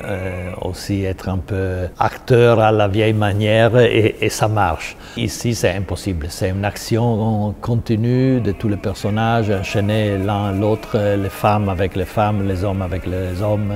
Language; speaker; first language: French; non-native, fluent; Italian